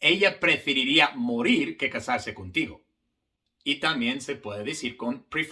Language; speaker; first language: Spanish; non-native, fluent; English